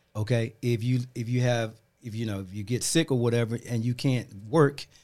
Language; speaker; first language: English; native; English